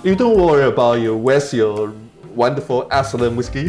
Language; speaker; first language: English; non-native, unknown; Chinese